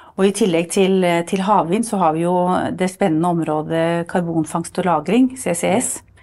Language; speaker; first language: Norwegian; native; Norwegian